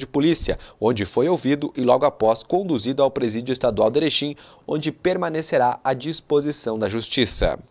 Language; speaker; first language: Portuguese; native; Portuguese